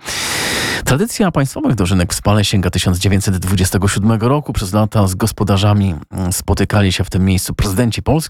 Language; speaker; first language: Polish; native; Polish